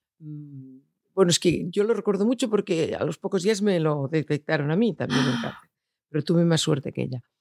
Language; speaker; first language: Spanish; non-native, local second language; Catalan